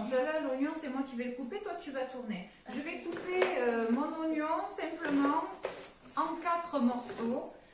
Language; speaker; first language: French; native; French